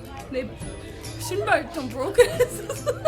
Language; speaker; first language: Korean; non-native, learner; English